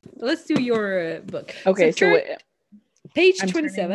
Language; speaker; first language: English; non-native, fluent; Swedish